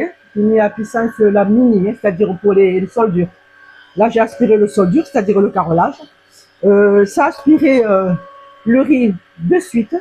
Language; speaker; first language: French; native; French